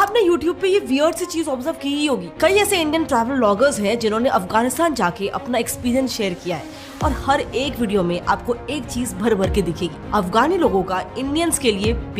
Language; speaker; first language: Hindi; native; Hindi